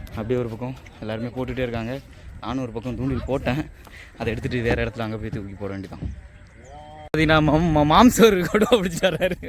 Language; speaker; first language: Tamil; native; Tamil